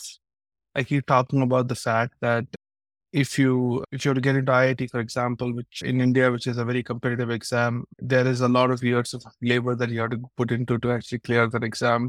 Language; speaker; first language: English; non-native, local second language; Telugu